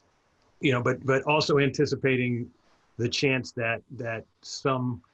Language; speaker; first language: English; native; English